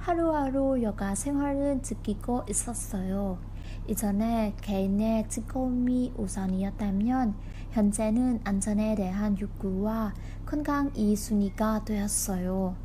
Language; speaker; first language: Korean; non-native, learner; Vietnamese